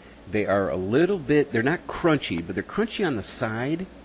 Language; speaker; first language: English; native; English